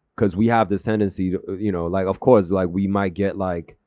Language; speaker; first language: English; early bilingual, other home language; Korean